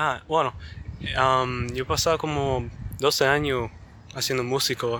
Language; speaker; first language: Spanish; early bilingual, heritage; Spanish